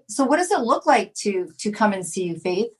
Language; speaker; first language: English; native; English